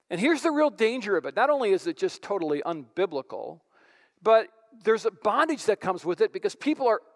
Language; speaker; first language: English; native; English